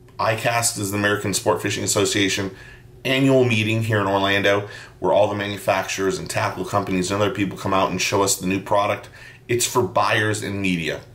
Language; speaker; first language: English; native; English